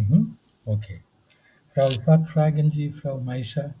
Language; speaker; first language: German; non-native, fluent; Bangla